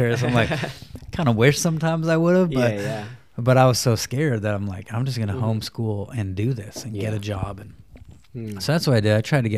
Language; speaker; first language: English; native; English